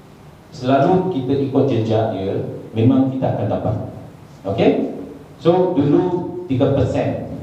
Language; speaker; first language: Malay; non-native, local second language; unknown